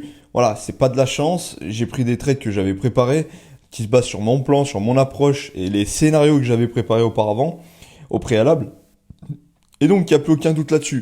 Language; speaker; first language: French; native; French